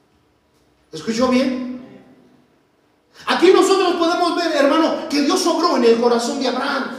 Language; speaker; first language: Spanish; native; Spanish